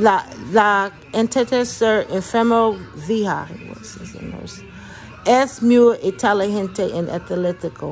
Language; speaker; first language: Spanish; non-native, learner; English